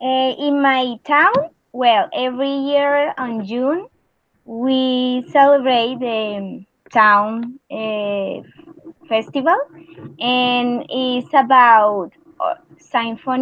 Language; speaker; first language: English; non-native, learner; Spanish